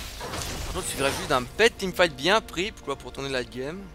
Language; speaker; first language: French; native; French